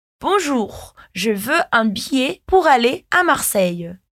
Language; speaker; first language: French; non-native, fluent; Portuguese